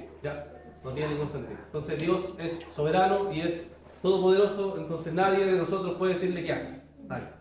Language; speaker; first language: Spanish; native; Spanish